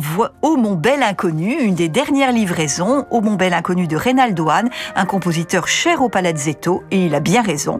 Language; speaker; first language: French; native; French